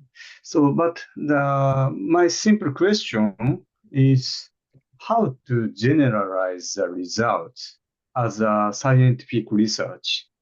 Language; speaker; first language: English; non-native, fluent; Japanese